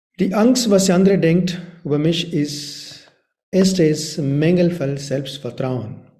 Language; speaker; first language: German; non-native, learner; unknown